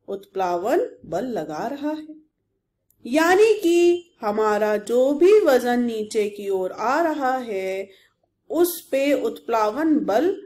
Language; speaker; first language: Hindi; native; Hindi